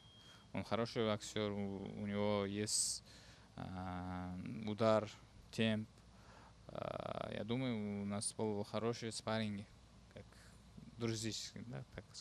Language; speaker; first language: Russian; non-native, learner; Uzbek